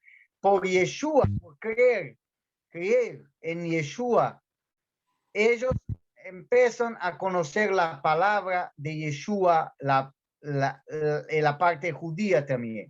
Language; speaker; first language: Spanish; non-native, fluent; Portuguese